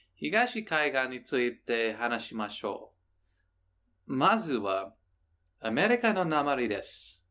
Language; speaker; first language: Japanese; non-native, fluent; English